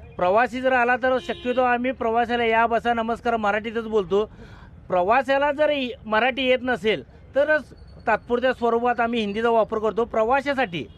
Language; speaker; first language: Marathi; native; Marathi